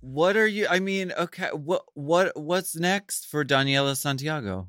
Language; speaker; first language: English; native; English